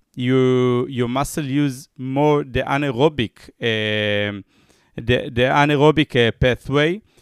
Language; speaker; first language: English; non-native, fluent; Hebrew